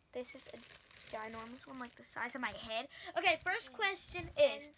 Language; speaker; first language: English; native; English